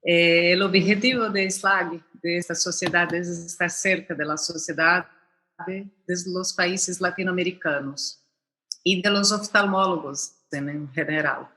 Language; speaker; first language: Spanish; non-native, fluent; Portuguese